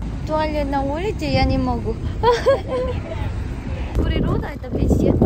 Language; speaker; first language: Russian; non-native, learner; Korean